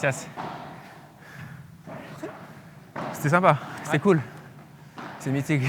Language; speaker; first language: French; native; French